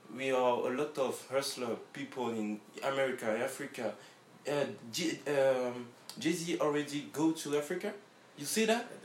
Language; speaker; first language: English; non-native, learner; French